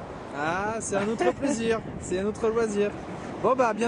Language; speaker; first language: French; native; French